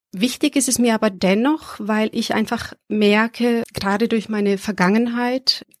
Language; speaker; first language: German; early bilingual, other home language; Serbian